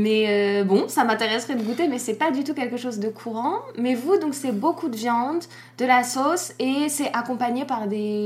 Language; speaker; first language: French; native; French